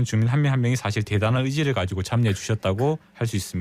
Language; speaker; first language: Korean; native; Korean